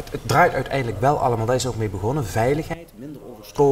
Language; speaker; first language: Dutch; native; Dutch